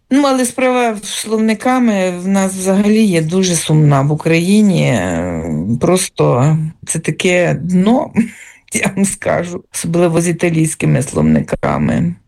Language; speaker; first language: Ukrainian; native; Ukrainian